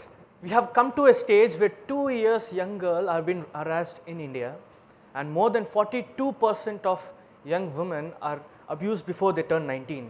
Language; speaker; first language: English; non-native, local second language; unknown